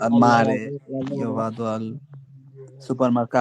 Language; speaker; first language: Italian; non-native, learner; Bangla